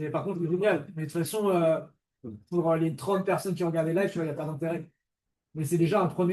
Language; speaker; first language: French; native; French